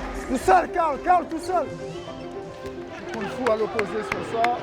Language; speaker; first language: French; native; French